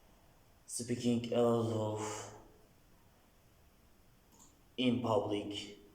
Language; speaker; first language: English; non-native, learner; Turkish